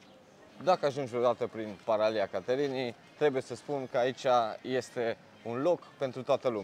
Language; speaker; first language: Romanian; native; Romanian